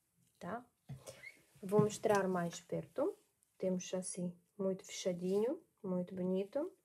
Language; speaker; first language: Portuguese; non-native, learner; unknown